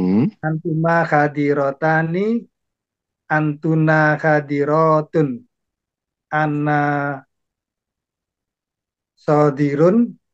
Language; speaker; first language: Arabic; non-native, learner; Indonesian